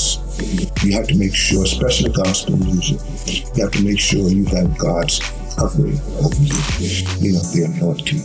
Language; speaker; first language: English; native; English